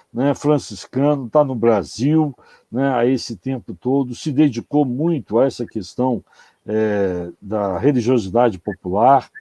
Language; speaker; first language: Portuguese; native; Portuguese